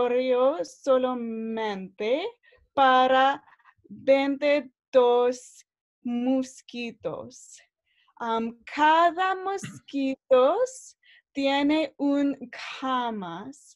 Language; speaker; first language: Spanish; non-native, learner; English